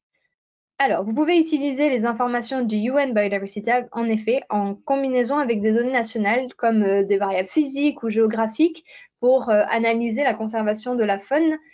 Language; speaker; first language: French; native; French